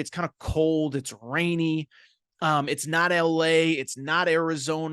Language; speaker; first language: English; native; English